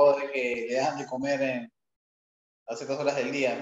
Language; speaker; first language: Spanish; native; Spanish